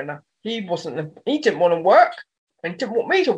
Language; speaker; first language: English; native; English